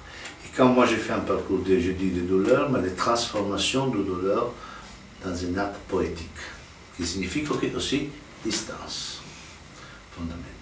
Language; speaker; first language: French; non-native, fluent; Italian